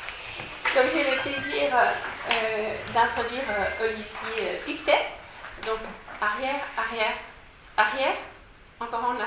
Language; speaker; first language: French; native; French